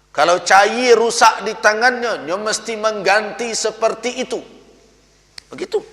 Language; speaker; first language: Malay; non-native, local second language; Minangkabau